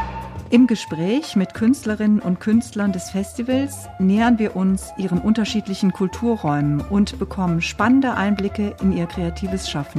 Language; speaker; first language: German; native; German